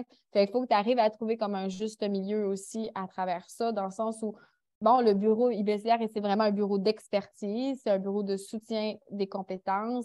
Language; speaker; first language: French; native; French